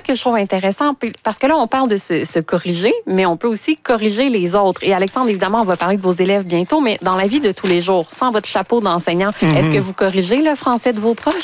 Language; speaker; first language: French; native; French